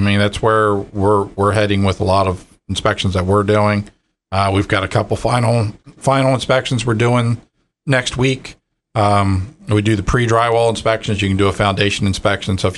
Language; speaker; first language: English; native; English